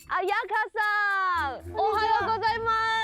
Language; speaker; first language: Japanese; non-native, learner; Chinese